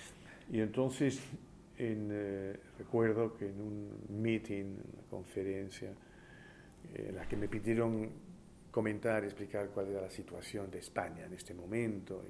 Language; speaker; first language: Spanish; early bilingual, heritage; Spanish